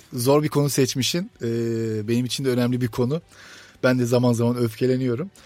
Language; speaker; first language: Turkish; native; Turkish